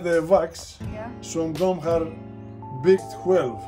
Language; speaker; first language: Swedish; non-native, fluent; Portuguese